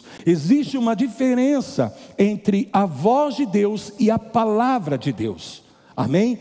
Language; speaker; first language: Portuguese; native; Portuguese